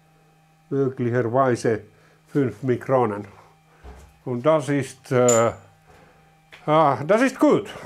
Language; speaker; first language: German; non-native, learner; Finnish